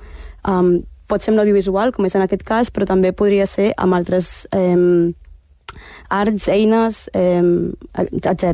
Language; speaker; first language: Catalan; early bilingual, heritage; Catalan